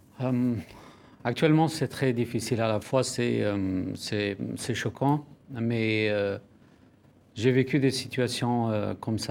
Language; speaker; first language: French; non-native, fluent; Persian